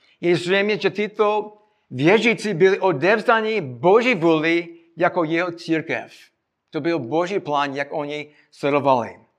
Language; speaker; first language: Czech; non-native, fluent; English